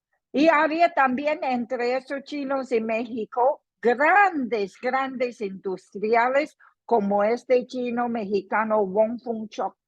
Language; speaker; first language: Spanish; non-native, fluent; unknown